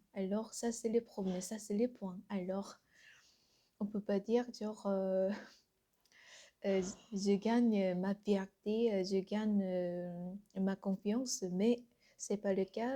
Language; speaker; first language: French; non-native, learner; Korean